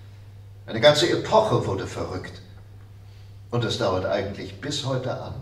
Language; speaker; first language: German; native; German